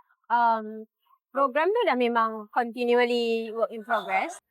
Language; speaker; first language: English; non-native, local second language; Malay